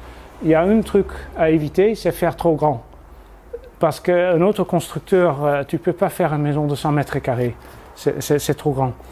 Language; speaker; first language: French; non-native, fluent; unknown